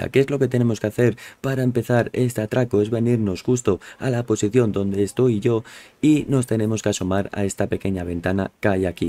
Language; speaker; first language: Spanish; native; Spanish